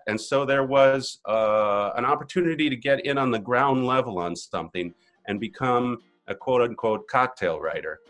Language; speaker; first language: English; native; English